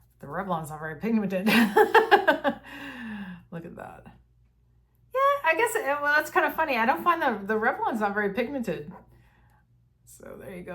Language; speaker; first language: English; native; English